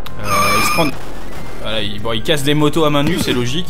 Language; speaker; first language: French; native; French